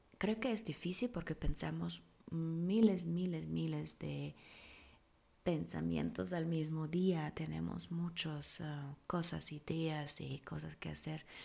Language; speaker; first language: Spanish; non-native, fluent; German